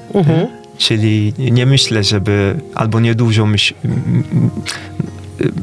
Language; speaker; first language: Polish; non-native, fluent; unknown